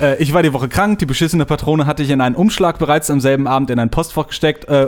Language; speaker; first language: German; native; German